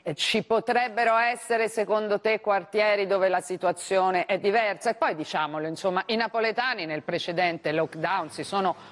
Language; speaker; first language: Italian; native; Italian